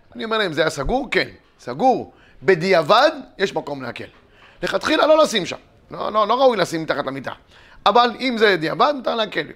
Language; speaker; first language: Hebrew; native; Hebrew